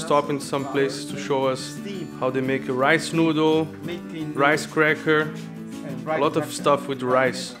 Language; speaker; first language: English; non-native, learner; Portuguese